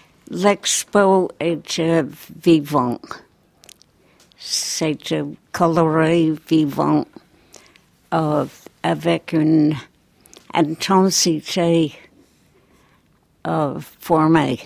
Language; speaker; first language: French; non-native, fluent; English